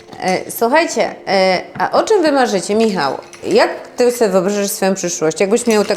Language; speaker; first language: Polish; native; Polish